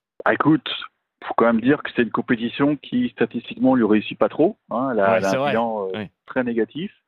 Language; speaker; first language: French; native; French